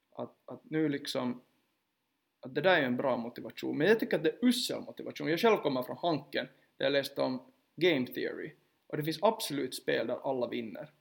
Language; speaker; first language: Swedish; native; Swedish